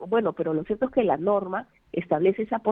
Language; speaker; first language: Spanish; native; Spanish